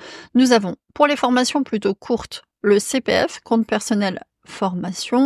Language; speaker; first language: French; native; French